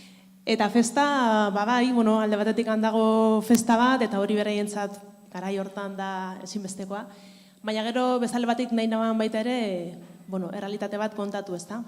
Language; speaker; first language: Basque; native; Basque